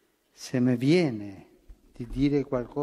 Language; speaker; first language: Italian; early bilingual, heritage; Spanish